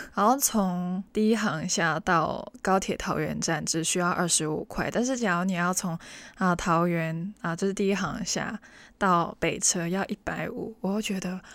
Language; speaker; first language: Chinese; non-native, local second language; Cantonese